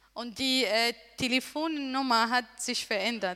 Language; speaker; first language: German; non-native, learner; Arabic